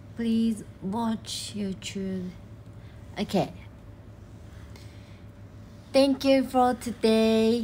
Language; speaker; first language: English; non-native, learner; Japanese